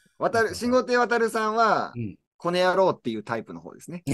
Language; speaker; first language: Japanese; native; Japanese